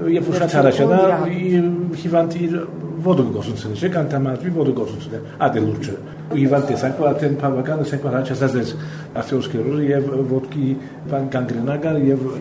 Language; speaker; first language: Armenian; early bilingual, heritage; Armenian